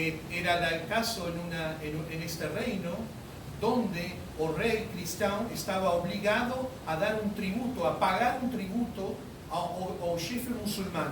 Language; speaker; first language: Spanish; non-native, learner; Portuguese